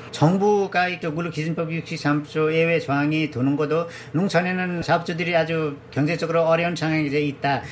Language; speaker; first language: Korean; non-native, fluent; Nepali